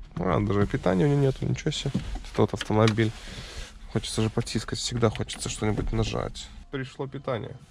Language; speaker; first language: Russian; native; Russian